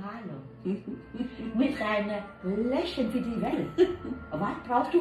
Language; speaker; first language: German; non-native, learner; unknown